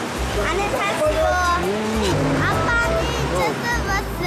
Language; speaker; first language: Korean; non-native, learner; Uzbek